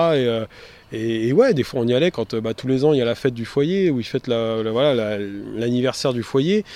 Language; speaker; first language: French; native; French